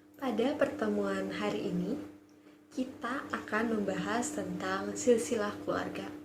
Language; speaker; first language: Indonesian; native; Indonesian